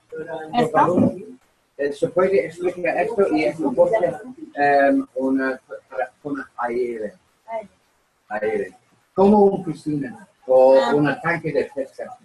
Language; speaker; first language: Spanish; non-native, learner; English